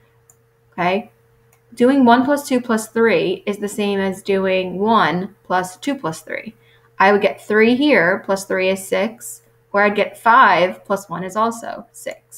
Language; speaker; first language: English; native; English